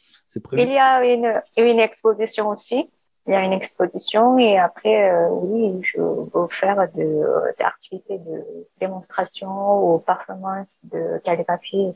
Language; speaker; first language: French; non-native, learner; Korean